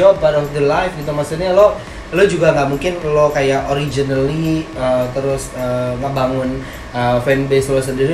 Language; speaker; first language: Indonesian; native; Indonesian